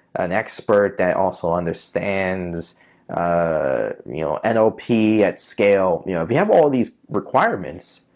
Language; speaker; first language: English; native; English